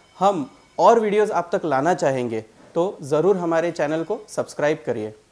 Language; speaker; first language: Hindi; non-native, local second language; Marathi